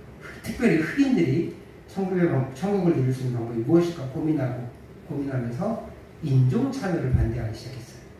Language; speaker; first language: Korean; native; Korean